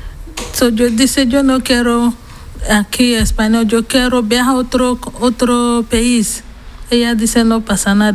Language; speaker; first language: Spanish; non-native, learner; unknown